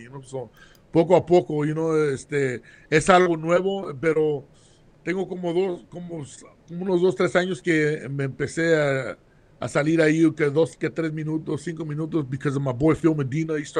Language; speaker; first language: Spanish; early bilingual, heritage; Spanish